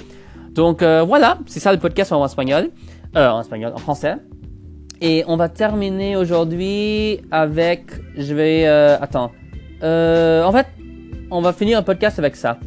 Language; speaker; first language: French; non-native, local second language; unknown